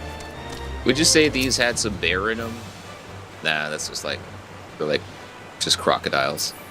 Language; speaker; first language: English; native; English